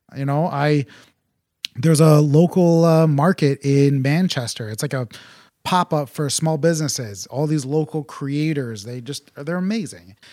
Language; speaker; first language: English; native; English